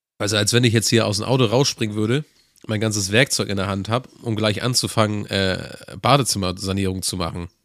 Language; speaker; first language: German; native; German